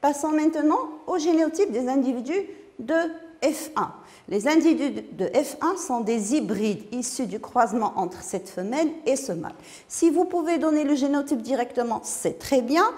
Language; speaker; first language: French; non-native, local second language; Arabic